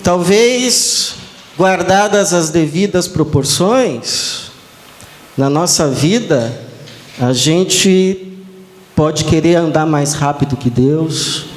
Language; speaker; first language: Portuguese; native; Portuguese